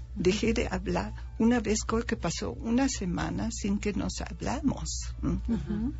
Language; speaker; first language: Spanish; non-native, fluent; German